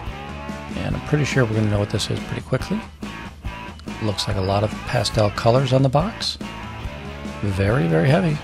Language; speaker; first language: English; native; English